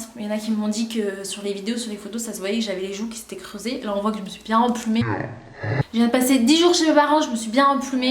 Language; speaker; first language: French; native; French